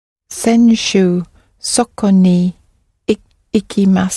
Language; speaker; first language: Japanese; non-native, learner; English